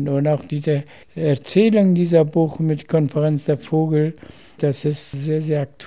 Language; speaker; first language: German; non-native, fluent; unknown